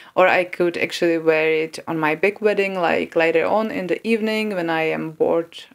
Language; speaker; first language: English; non-native, fluent; Czech